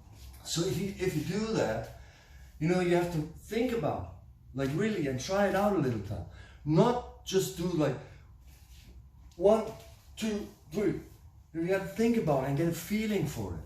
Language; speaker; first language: English; non-native, fluent; German